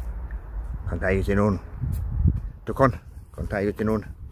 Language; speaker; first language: Thai; non-native, learner; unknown